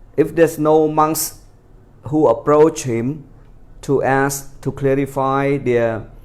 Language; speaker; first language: English; non-native, fluent; Khmer